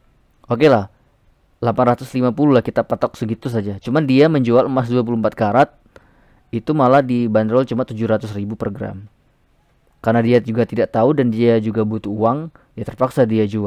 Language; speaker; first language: Indonesian; native; Indonesian